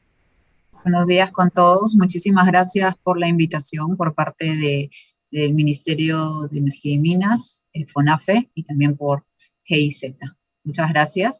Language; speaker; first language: Spanish; native; Spanish